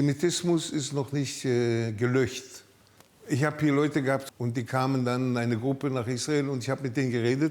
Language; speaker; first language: German; early bilingual, heritage; German